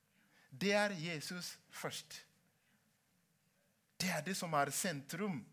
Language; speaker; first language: Norwegian; non-native, learner; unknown